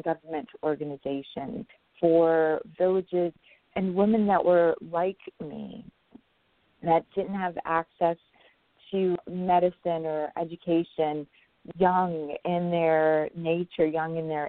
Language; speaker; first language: English; non-native, local second language; Urdu